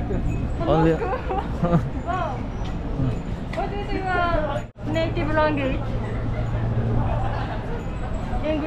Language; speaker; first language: English; non-native, learner; Japanese